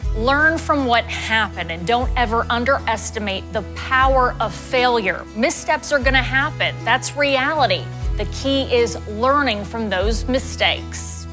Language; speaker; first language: English; native; English